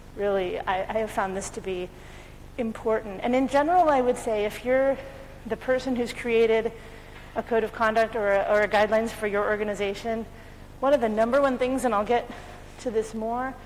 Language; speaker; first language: English; native; English